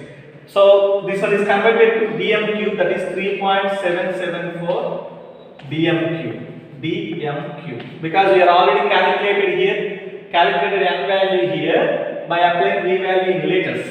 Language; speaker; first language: English; non-native, local second language; Telugu